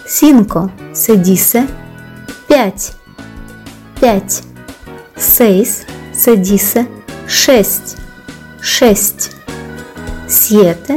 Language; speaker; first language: Spanish; non-native, fluent; Russian